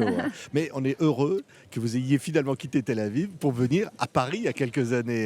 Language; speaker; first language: French; native; French